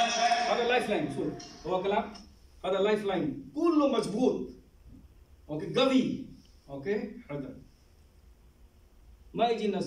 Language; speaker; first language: Arabic; non-native, learner; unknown